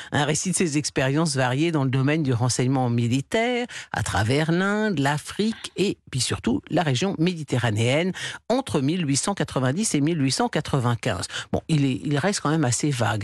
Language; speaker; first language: French; native; French